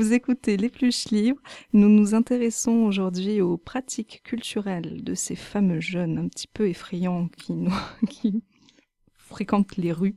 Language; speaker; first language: French; native; French